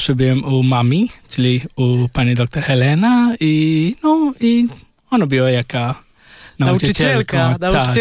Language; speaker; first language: Polish; non-native, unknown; Hindi